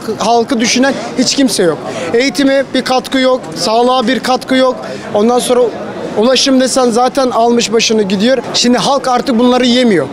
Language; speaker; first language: Turkish; native; Turkish